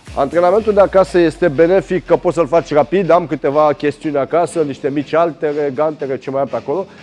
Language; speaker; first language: Romanian; early bilingual, heritage; Romanian